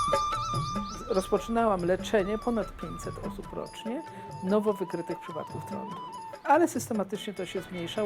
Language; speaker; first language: Polish; native; Polish